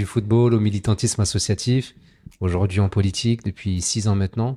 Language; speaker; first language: French; native; French